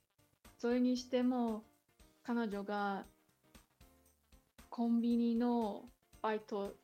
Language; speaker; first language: Japanese; non-native, learner; English